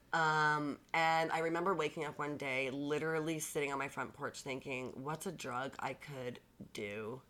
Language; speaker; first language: English; native; English